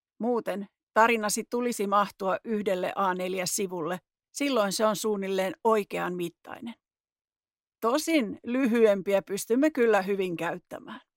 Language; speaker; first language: Finnish; native; Finnish